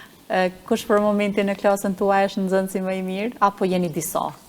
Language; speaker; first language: Albanian; native; Albanian